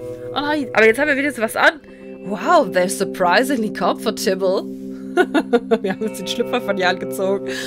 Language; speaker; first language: German; native; German